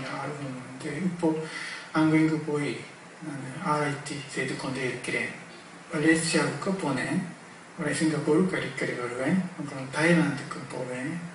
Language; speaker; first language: Tamil; non-native, fluent; Japanese